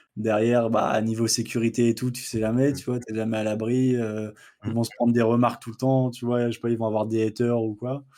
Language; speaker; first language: French; native; French